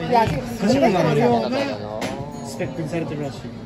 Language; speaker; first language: Japanese; native; Japanese